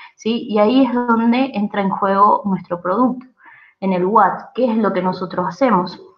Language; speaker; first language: Spanish; native; Spanish